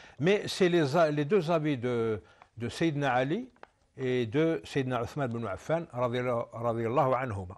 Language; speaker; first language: French; non-native, local second language; Arabic